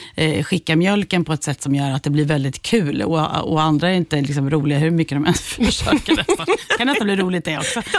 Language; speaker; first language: Swedish; native; Swedish